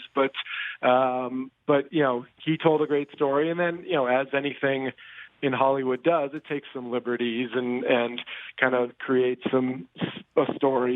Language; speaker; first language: English; native; English